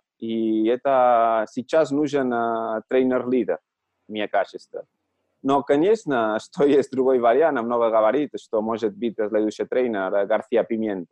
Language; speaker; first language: Russian; non-native, learner; Catalan